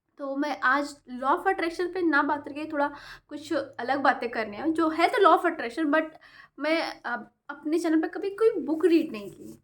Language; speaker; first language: Hindi; native; Hindi